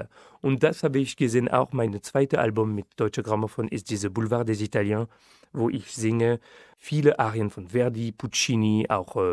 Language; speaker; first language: German; non-native, fluent; French